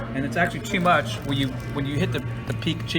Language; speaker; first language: English; native; English